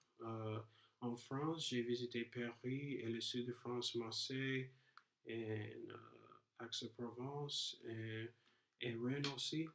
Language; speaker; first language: French; non-native, learner; English